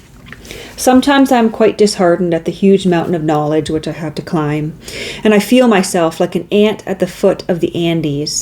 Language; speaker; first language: English; native; English